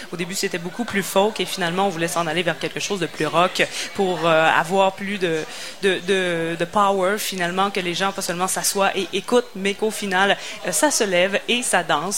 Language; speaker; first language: French; native; French